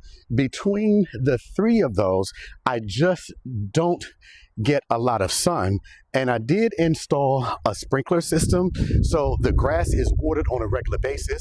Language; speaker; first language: English; native; English